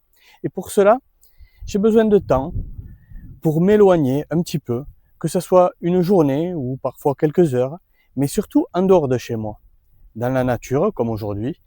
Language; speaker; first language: French; native; French